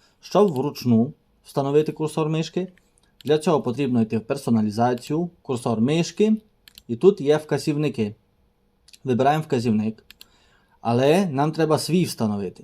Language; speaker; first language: Ukrainian; native; Ukrainian